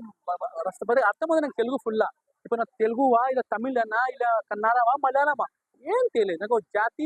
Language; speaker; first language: Telugu; non-native, learner; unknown